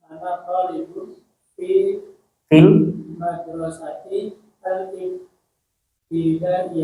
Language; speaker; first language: Arabic; non-native, learner; Indonesian